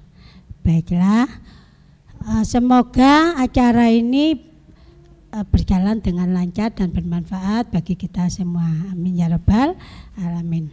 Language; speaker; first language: Indonesian; native; Indonesian